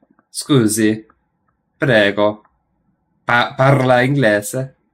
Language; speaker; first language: Italian; non-native, learner; English